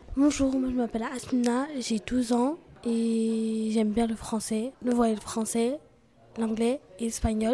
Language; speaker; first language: French; early bilingual, other home language; Comorian